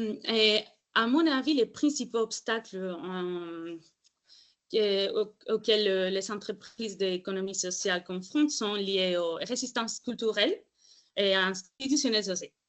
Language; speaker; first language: French; non-native, fluent; Spanish